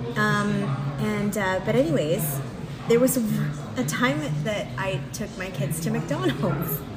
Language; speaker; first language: English; native; English